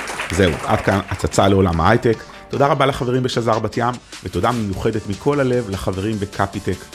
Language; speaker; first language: Hebrew; native; Hebrew